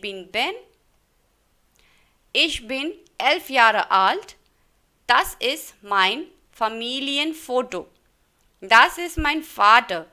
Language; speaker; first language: German; non-native, fluent; Hindi